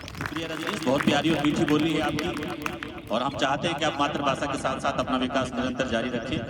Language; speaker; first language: Hindi; native; Hindi